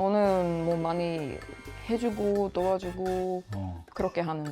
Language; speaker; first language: Korean; non-native, fluent; Swedish